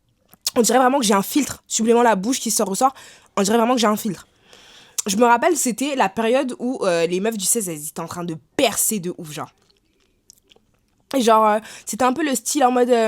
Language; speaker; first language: French; native; French